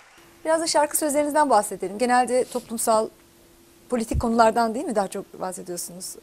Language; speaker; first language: Turkish; native; Turkish